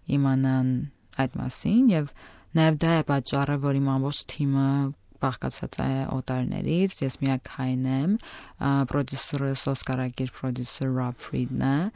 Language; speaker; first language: Armenian; native; Armenian